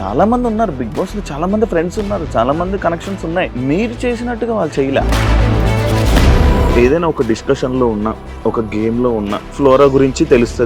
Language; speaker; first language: Telugu; native; Telugu